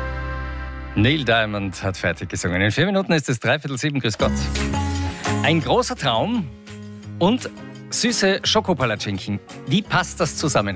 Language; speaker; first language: German; native; German